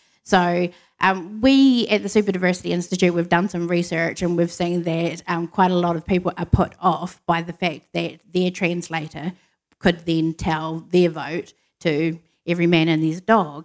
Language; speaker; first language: English; native; English